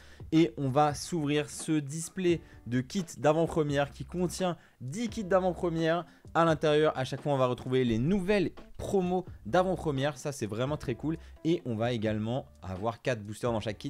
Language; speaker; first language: French; native; French